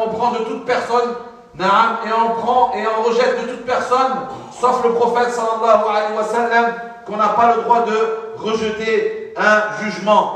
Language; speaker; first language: French; non-native, fluent; Arabic